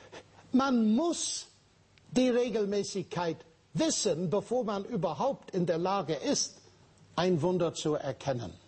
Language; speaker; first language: German; non-native, fluent; English